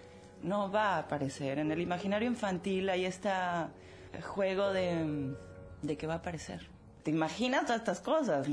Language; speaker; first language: Spanish; native; Spanish